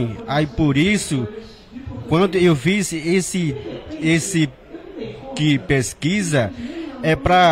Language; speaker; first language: Portuguese; non-native, local second language; Yanomámi